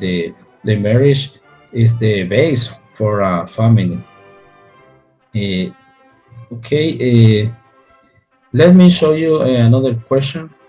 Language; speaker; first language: English; non-native, learner; Spanish